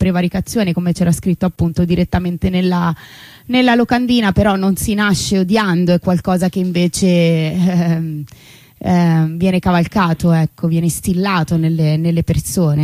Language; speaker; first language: Italian; native; Italian